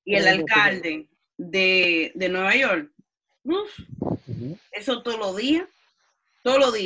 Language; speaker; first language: Spanish; early bilingual, heritage; Spanish